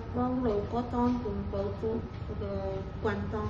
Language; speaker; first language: Cantonese; non-native, learner; Indonesian